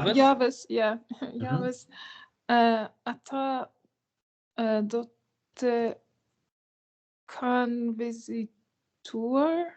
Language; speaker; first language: Albanian; non-native, learner; Norwegian